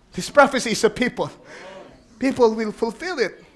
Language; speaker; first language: English; non-native, local second language; Filipino